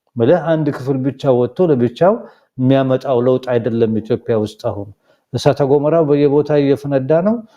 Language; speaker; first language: Amharic; non-native, local second language; Somali